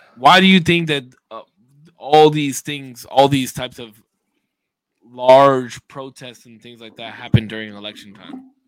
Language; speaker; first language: English; native; English